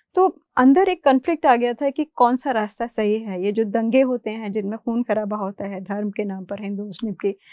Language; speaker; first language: Hindi; native; Hindi